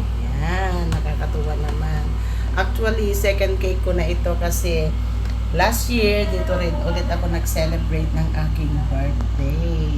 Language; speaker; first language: Filipino; native; Filipino